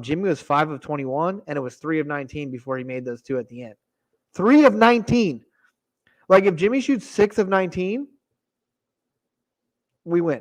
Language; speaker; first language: English; native; English